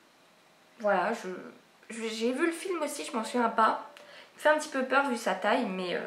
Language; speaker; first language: French; native; French